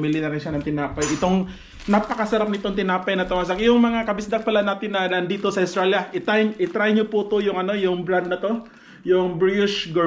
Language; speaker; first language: Filipino; non-native, local second language; Cebuano